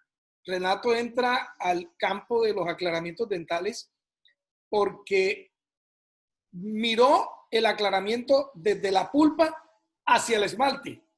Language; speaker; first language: Spanish; native; Spanish